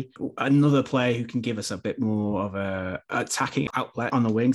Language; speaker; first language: English; native; English